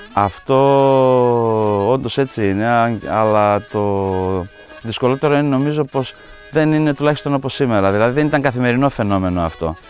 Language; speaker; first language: Greek; native; Greek